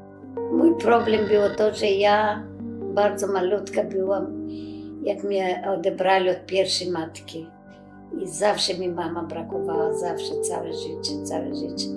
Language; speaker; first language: Polish; early bilingual, other home language; Macedonian